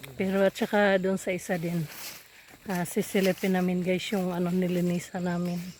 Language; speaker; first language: Filipino; non-native, local second language; Waray